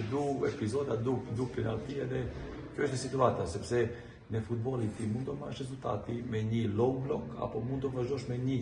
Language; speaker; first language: Albanian; non-native, fluent; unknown